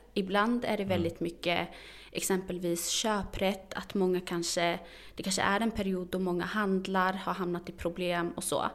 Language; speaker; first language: Swedish; early bilingual, other home language; Arabic